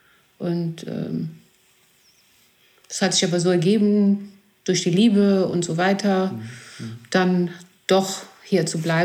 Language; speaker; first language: German; non-native, fluent; Greek